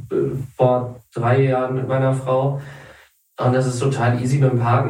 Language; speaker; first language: German; native; German